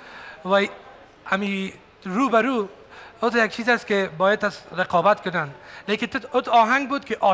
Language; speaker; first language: Persian; native; Persian